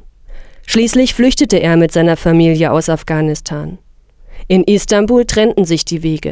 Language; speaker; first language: German; non-native, fluent; Persian